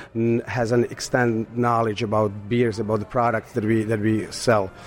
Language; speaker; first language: English; non-native, fluent; Slovak